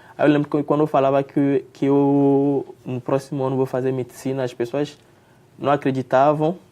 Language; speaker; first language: Portuguese; non-native, fluent; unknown